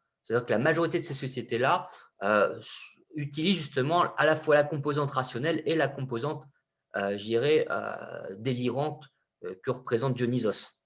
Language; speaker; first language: French; native; French